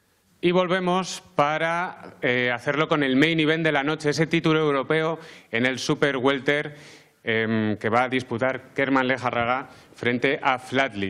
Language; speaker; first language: Spanish; native; Spanish